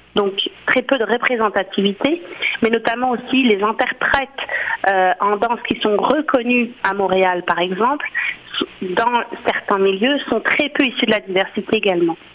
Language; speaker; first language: French; native; French